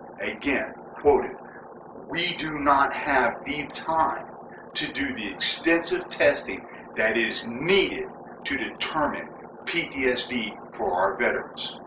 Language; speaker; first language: English; native; English